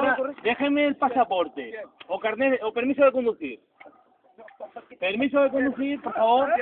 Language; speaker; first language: Spanish; native; Spanish